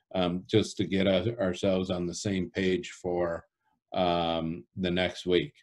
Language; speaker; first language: English; native; English